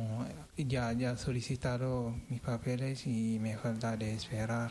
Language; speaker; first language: Spanish; non-native, learner; Wolof